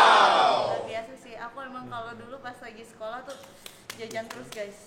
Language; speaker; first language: Indonesian; native; Indonesian